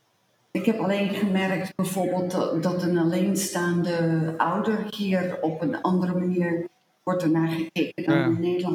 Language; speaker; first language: Dutch; early bilingual, heritage; Dutch